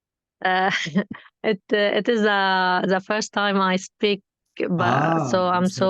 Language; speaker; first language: English; non-native, learner; Arabic